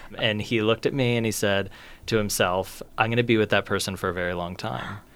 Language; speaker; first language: English; native; English